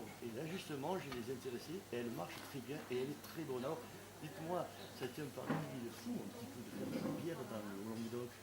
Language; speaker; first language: French; native; French